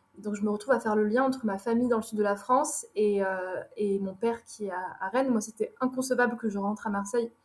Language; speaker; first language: French; early bilingual, other home language; Arabic